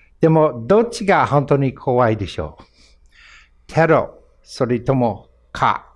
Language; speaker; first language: Japanese; non-native, fluent; English